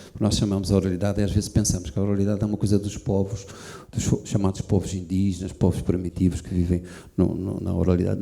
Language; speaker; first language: Portuguese; native; Portuguese